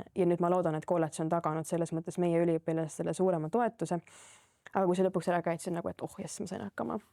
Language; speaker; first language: Estonian; native; Estonian